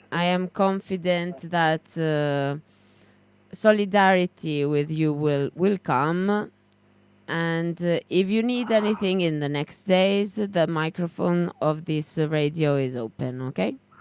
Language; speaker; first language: English; non-native, fluent; Italian